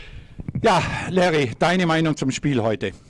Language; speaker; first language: German; native; German